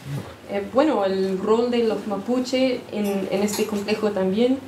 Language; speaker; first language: Spanish; non-native, fluent; English